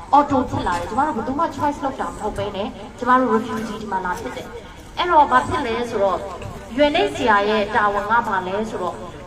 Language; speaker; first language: Burmese; non-native, local second language; Tedim Chin